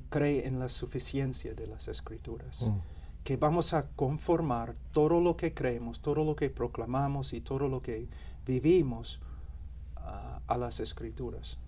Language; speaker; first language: Spanish; non-native, fluent; English